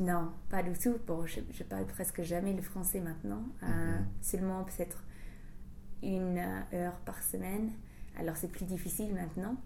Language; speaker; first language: French; non-native, fluent; English